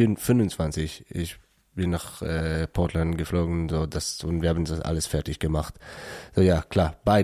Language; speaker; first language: German; non-native, learner; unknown